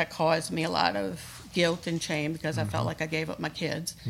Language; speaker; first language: English; native; English